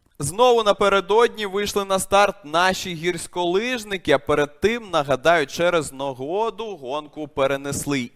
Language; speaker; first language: Ukrainian; native; Ukrainian